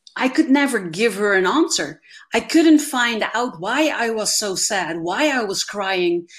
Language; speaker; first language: English; non-native, fluent; Dutch